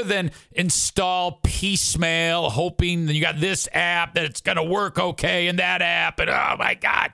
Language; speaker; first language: English; native; English